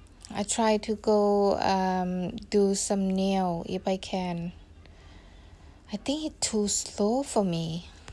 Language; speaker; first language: English; non-native, learner; Thai